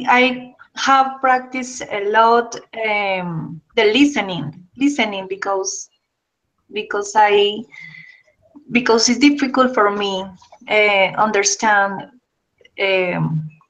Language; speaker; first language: English; non-native, learner; Spanish